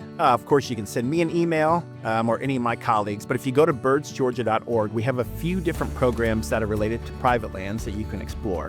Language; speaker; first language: English; native; English